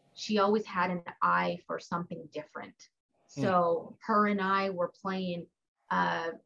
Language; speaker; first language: English; native; English